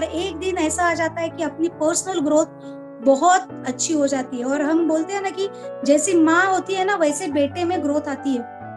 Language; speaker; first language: Hindi; non-native, local second language; Marathi